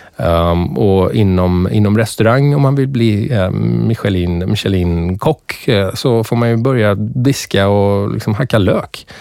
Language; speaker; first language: Swedish; early bilingual, other home language; Persian